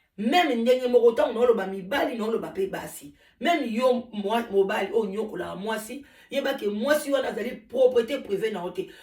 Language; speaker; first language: Lingala; native; Lingala